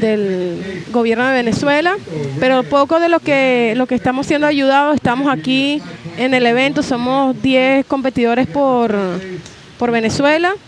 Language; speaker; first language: Spanish; native; Spanish